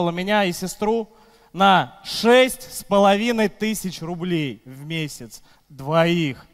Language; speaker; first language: Russian; native; Russian